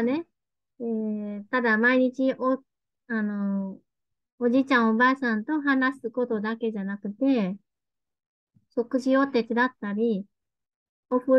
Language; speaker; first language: Japanese; non-native, fluent; Vietnamese